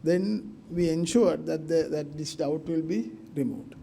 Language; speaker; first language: English; non-native, local second language; Sinhala